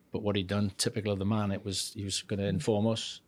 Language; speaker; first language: English; native; English